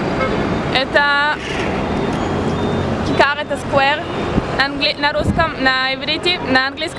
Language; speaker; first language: Russian; early bilingual, heritage; Russian